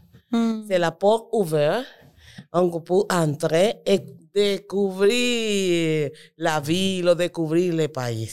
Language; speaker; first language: French; non-native, learner; Spanish